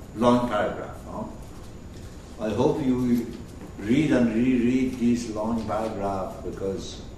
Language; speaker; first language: English; non-native, fluent; Persian